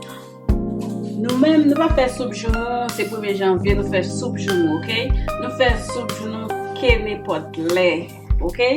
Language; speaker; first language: French; non-native, learner; Haitian Creole